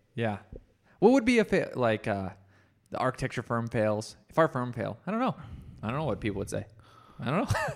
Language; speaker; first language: English; native; English